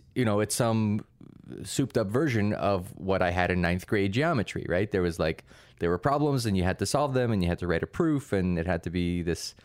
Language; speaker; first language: English; early bilingual, other home language; Russian